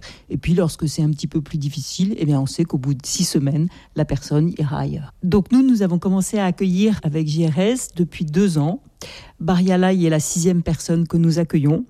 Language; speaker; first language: French; native; French